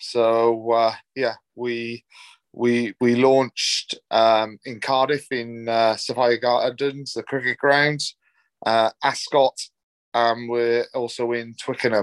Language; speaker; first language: English; native; English